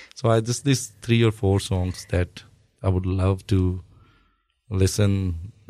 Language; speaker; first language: English; non-native, local second language; Punjabi